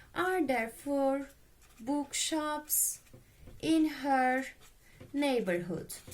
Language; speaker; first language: English; non-native, fluent; Turkish